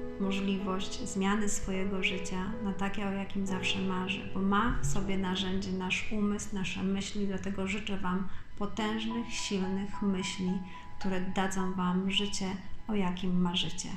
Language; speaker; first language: Polish; native; Polish